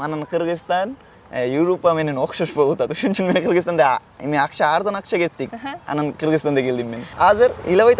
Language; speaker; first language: Kyrgyz; non-native, learner; Bangla